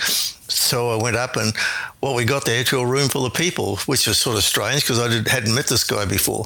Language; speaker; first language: English; native; English